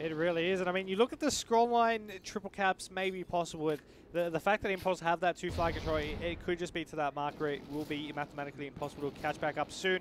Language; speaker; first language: English; native; English